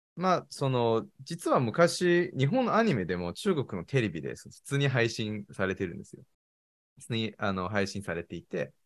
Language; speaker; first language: Japanese; non-native, fluent; Chinese